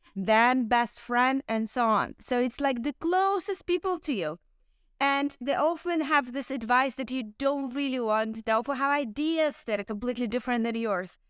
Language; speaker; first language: English; non-native, fluent; Ukrainian